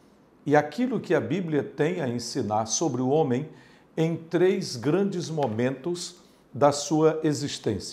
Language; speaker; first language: Portuguese; native; Portuguese